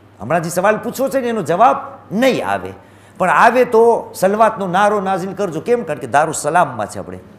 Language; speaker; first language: Gujarati; early bilingual, heritage; Gujarati